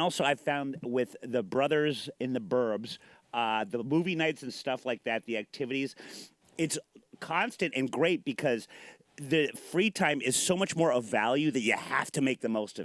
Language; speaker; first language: English; native; English